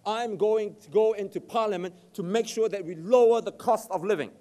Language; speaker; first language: English; native; English